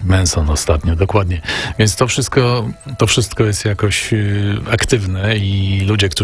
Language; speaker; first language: Polish; native; Polish